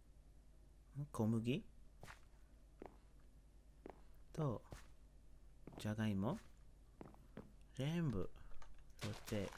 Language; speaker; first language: Japanese; non-native, learner; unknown